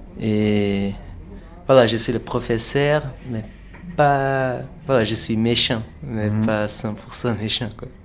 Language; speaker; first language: French; non-native, fluent; Portuguese